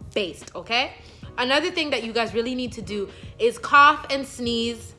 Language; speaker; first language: English; native; English